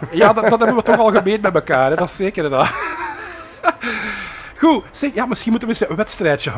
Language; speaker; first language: Dutch; native; Dutch